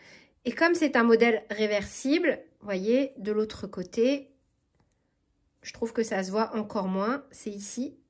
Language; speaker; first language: French; native; French